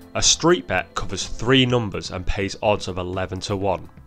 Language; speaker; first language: English; native; English